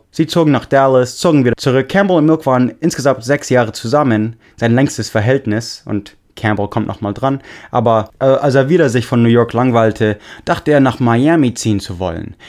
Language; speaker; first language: German; non-native, fluent; English